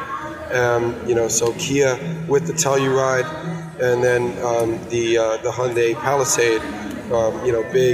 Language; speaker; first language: English; native; English